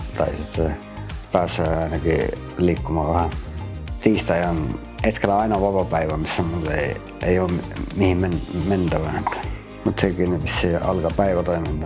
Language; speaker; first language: Finnish; non-native, fluent; Estonian